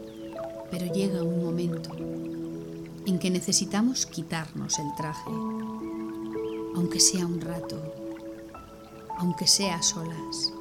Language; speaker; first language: Spanish; native; Spanish